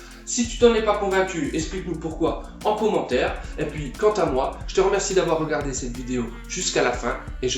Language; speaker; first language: French; native; French